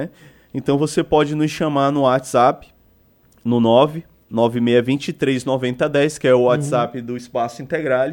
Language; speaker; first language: Portuguese; native; Portuguese